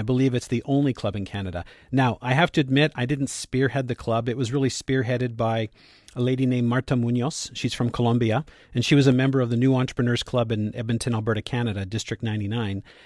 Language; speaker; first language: English; native; English